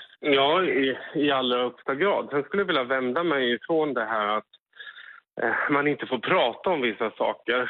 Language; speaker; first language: Swedish; native; Swedish